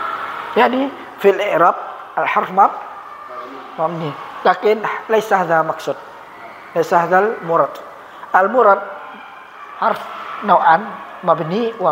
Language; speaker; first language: Arabic; non-native, fluent; Indonesian